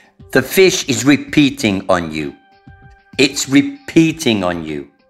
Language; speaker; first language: English; native; English